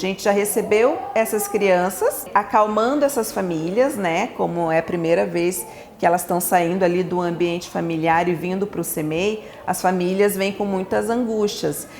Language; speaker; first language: Portuguese; native; Portuguese